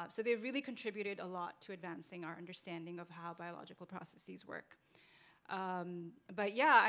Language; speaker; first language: English; non-native, local second language; Urdu